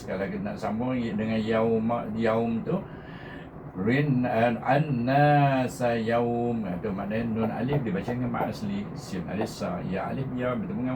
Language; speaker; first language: Malay; native; Malay